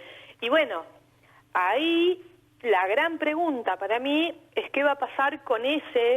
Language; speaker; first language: Spanish; native; Spanish